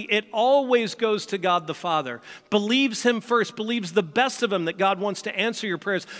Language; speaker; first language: English; native; English